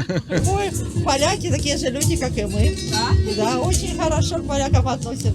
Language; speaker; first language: Russian; native; Russian